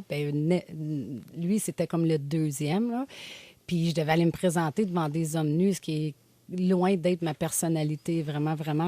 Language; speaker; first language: French; native; French